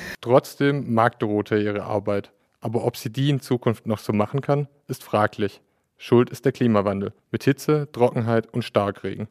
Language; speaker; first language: German; native; German